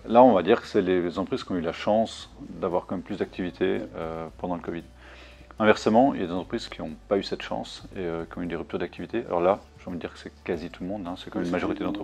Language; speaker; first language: French; native; French